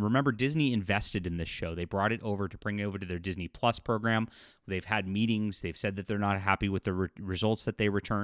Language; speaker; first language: English; native; English